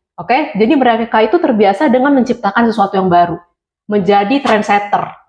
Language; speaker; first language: Indonesian; native; Indonesian